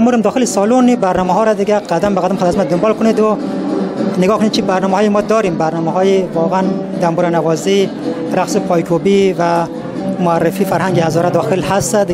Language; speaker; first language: Persian; native; Persian